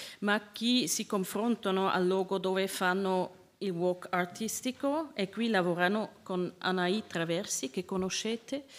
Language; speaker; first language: Italian; non-native, learner; Swiss German